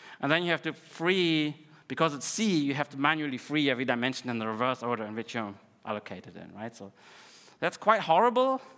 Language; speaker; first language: English; non-native, fluent; Russian